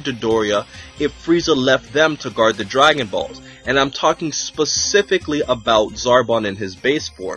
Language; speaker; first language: English; native; English